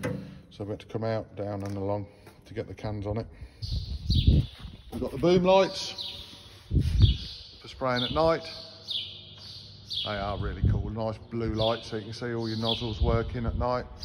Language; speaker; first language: English; native; English